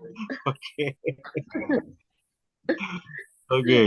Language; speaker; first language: English; non-native, learner; Indonesian